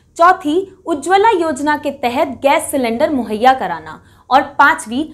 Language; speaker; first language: Hindi; native; Hindi